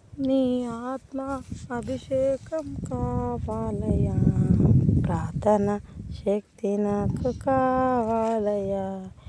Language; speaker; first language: Telugu; native; Telugu